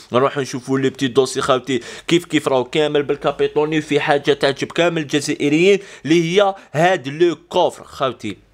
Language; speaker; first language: Arabic; native; Arabic